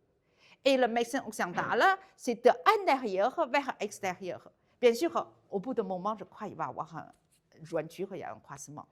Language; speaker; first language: French; non-native, learner; Chinese